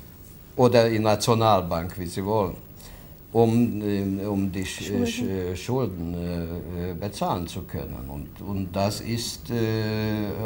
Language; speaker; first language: German; non-native, fluent; Hungarian